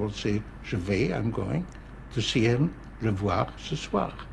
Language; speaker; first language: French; non-native, fluent; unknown